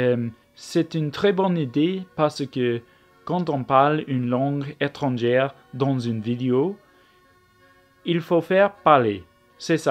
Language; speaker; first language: French; non-native, learner; English